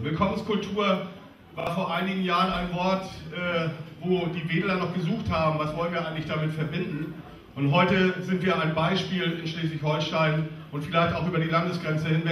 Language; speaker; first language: German; native; German